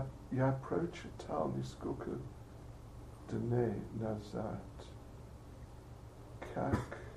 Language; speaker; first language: Russian; non-native, learner; English